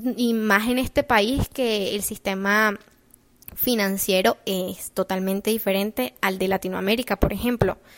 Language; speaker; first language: Spanish; native; Spanish